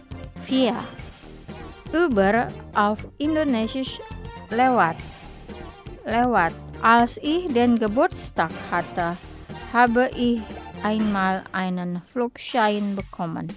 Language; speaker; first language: German; non-native, fluent; Indonesian